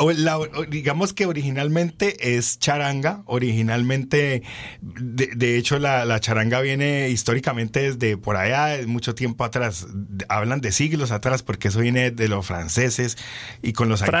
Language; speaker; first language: Spanish; native; Spanish